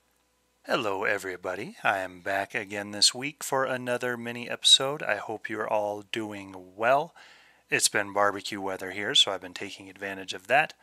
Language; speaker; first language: English; native; English